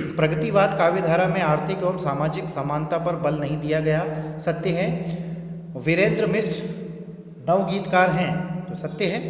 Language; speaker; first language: Hindi; native; Hindi